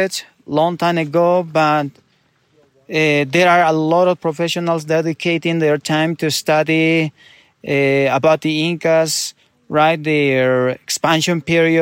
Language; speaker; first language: English; non-native, fluent; Spanish